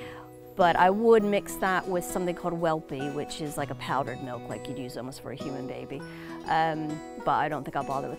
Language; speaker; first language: English; native; English